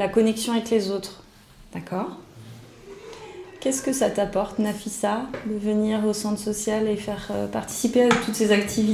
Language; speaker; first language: French; native; French